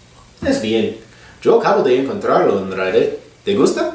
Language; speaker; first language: Spanish; non-native, learner; English